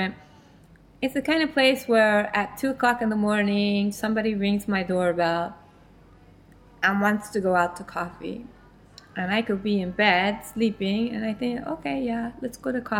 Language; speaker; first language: English; native; English